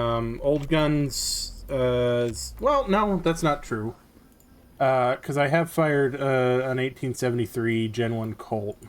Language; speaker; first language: English; native; English